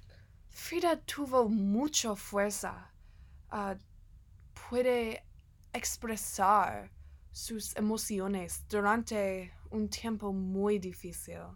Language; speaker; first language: Spanish; non-native, learner; English